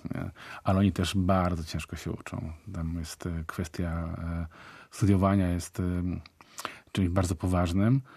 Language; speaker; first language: Polish; native; Polish